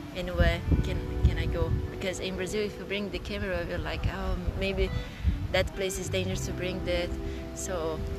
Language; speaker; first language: English; non-native, learner; Portuguese